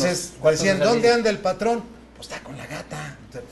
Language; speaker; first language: Spanish; native; Spanish